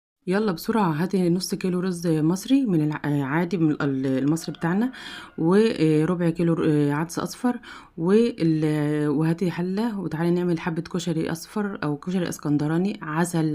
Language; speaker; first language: Arabic; native; Arabic